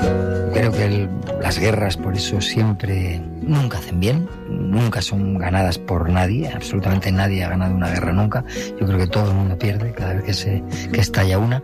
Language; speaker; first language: Spanish; native; Spanish